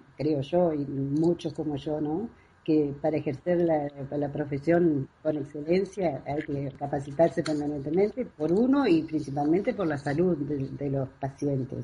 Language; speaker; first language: Spanish; native; Spanish